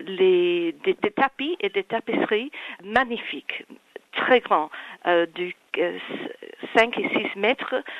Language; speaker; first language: French; non-native, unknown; English